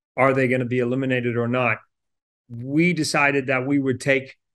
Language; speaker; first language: English; native; English